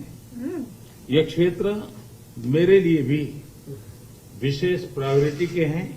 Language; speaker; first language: Hindi; native; Hindi